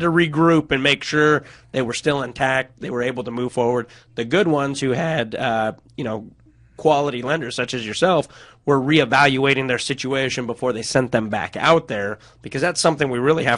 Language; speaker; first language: English; native; English